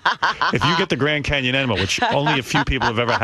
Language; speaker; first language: English; native; English